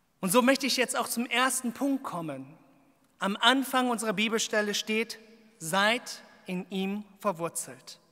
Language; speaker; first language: German; early bilingual, other home language; Korean